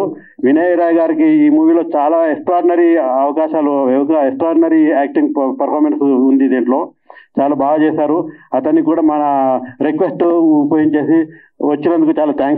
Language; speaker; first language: Telugu; native; Telugu